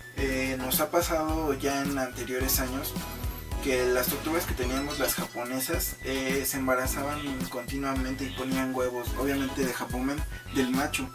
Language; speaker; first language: Spanish; native; Spanish